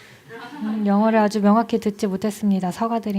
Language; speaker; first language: Korean; native; Korean